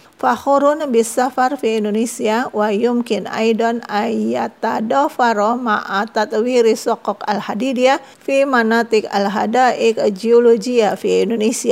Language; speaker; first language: Arabic; non-native, fluent; Indonesian